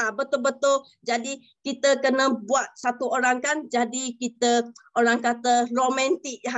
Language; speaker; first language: Malay; non-native, local second language; Chinese